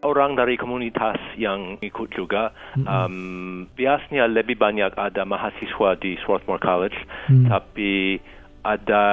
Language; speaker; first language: Indonesian; non-native, fluent; English